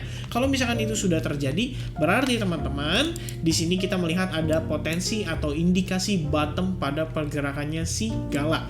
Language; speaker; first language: Indonesian; native; Indonesian